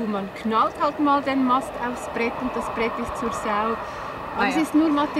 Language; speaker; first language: German; native; German